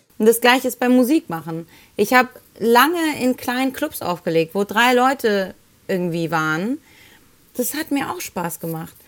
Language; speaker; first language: German; early bilingual, other home language; Spanish